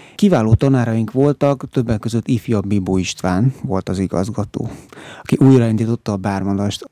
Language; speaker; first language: Hungarian; native; Hungarian